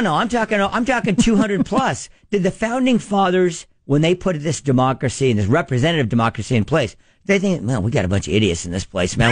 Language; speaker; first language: English; native; English